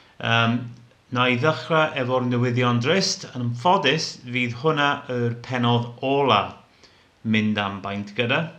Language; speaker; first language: Welsh; non-native, local second language; English